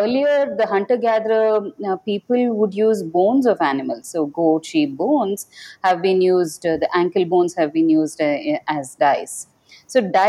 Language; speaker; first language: English; non-native, local second language; Kannada